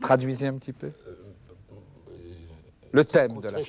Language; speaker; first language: French; native; French